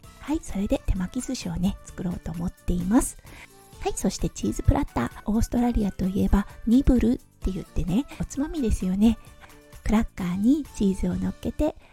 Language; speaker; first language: Japanese; native; Japanese